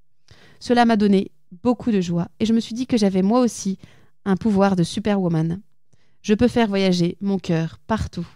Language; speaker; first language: French; native; French